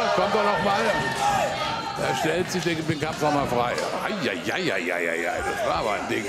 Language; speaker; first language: German; native; German